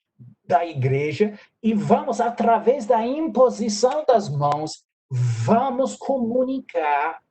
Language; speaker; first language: Portuguese; non-native, fluent; English